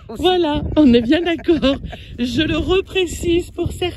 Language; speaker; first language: French; native; French